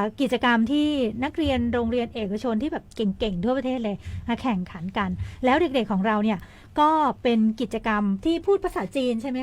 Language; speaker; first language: Thai; native; Thai